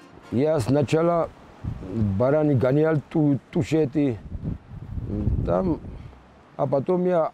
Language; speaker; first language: Russian; non-native, local second language; Georgian